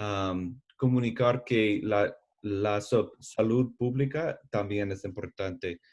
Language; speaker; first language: Spanish; non-native, learner; English